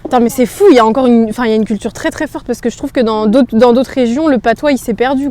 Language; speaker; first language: French; native; French